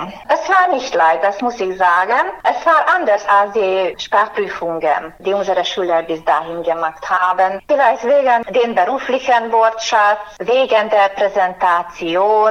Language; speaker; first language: German; non-native, fluent; Hungarian